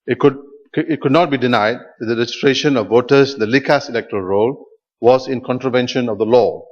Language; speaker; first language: English; non-native, local second language; Malay